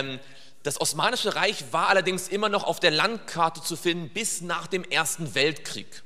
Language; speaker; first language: German; native; German